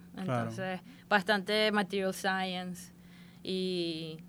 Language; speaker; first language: Spanish; native; Spanish